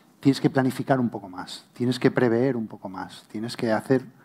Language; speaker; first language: Spanish; native; Spanish